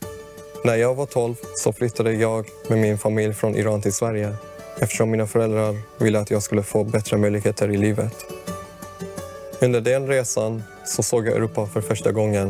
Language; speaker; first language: Swedish; early bilingual, other home language; Persian